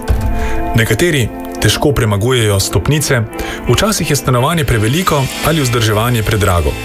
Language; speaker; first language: Slovenian; native; Slovenian